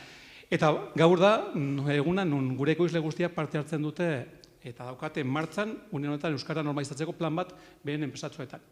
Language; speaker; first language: Basque; native; Basque